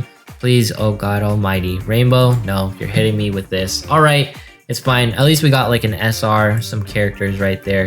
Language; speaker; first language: English; native; English